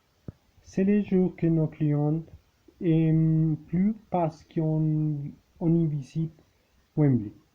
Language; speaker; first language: French; non-native, learner; Spanish